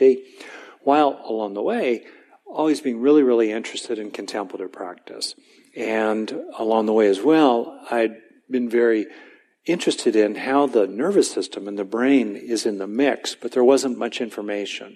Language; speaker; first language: English; native; English